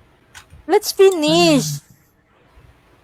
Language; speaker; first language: English; non-native, local second language; Filipino